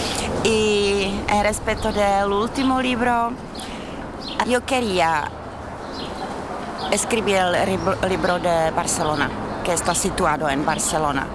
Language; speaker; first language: Spanish; non-native, fluent; Czech